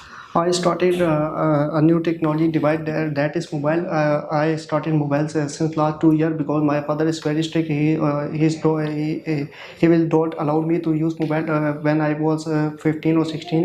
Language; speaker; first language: English; non-native, learner; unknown